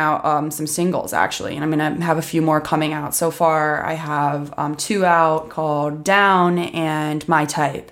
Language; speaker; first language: English; native; English